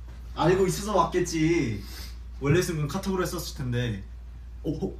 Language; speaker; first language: Korean; early bilingual, heritage; Korean